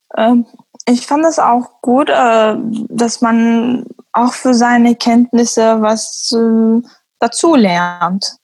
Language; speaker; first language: German; non-native, fluent; Arabic